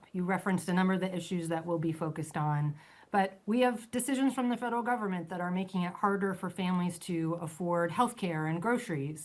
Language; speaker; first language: English; native; English